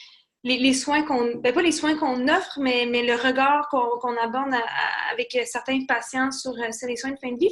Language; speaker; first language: French; native; French